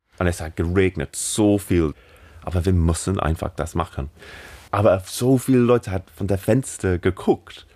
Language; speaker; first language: German; non-native, fluent; English